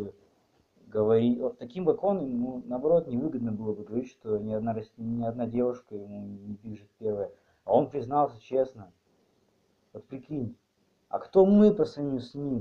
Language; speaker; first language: Russian; native; Russian